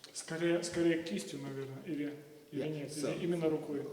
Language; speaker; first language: Russian; native; Russian